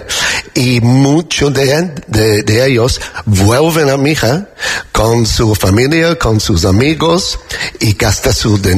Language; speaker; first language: Spanish; non-native, learner; English